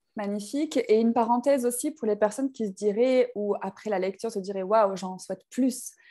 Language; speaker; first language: French; native; French